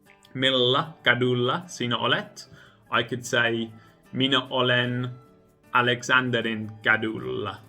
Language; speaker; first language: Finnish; non-native, learner; English